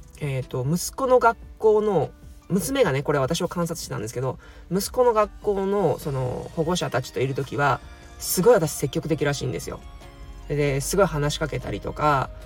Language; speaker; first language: Japanese; native; Japanese